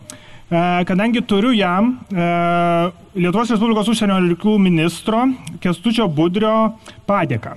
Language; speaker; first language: Lithuanian; native; Lithuanian